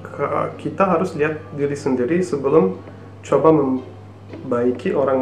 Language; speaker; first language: Indonesian; non-native, fluent; Turkish